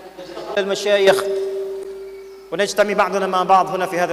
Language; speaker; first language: Arabic; non-native, fluent; Indonesian